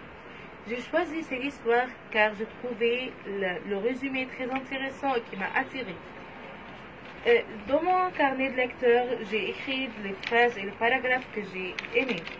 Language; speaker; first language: French; non-native, fluent; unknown